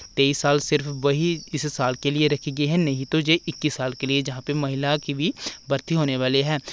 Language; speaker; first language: Hindi; non-native, local second language; Punjabi